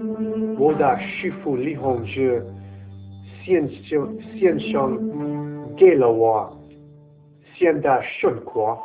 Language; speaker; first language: Chinese; non-native, learner; English